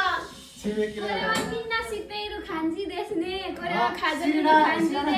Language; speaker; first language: Japanese; non-native, learner; Bangla